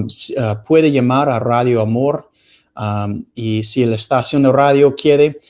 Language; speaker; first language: Spanish; non-native, fluent; English